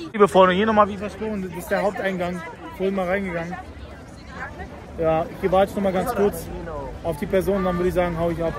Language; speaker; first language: German; native; German